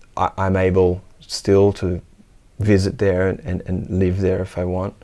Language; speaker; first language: English; native; English